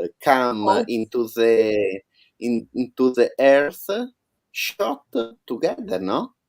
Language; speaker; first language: English; non-native, learner; Italian